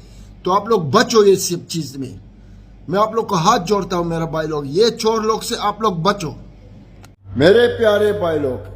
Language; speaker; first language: Hindi; non-native, learner; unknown